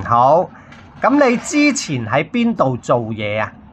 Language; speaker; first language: Cantonese; native; Cantonese